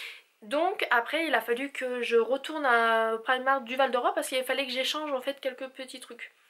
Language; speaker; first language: French; native; French